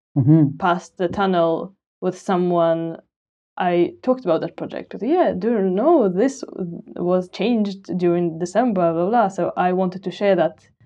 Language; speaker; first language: English; non-native, fluent; Russian